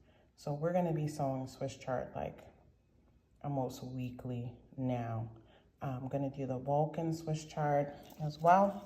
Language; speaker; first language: English; native; English